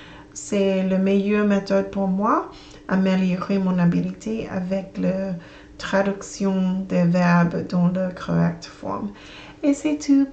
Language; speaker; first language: French; non-native, learner; English